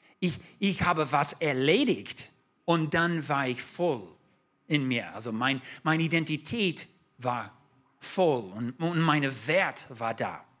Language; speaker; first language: German; non-native, fluent; English